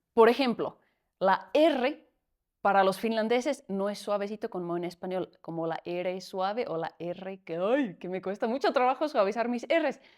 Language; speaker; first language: Spanish; non-native, fluent; Finnish